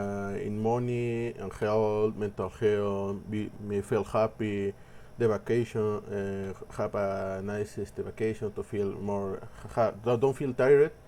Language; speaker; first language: English; non-native, learner; Spanish